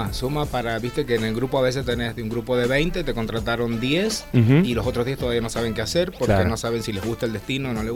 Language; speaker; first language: Spanish; native; Spanish